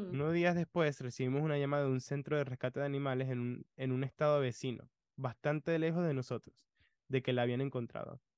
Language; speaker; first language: Spanish; early bilingual, other home language; English